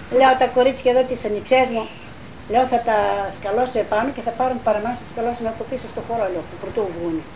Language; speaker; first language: Greek; non-native, local second language; Bulgarian